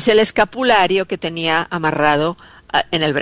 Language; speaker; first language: Spanish; native; Spanish